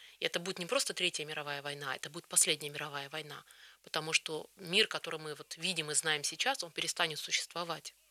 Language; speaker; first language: Russian; early bilingual, heritage; Russian